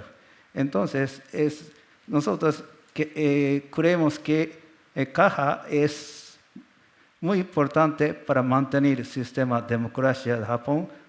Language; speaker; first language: Spanish; non-native, learner; Japanese